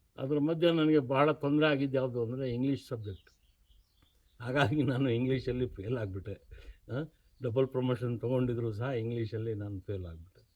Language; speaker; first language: Kannada; non-native, local second language; Urdu